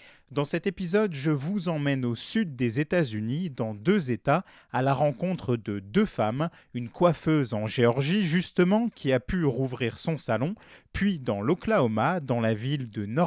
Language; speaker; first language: French; native; French